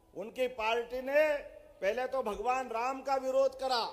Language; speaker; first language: Hindi; native; Hindi